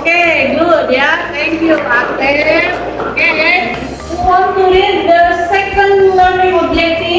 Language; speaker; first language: English; non-native, learner; Indonesian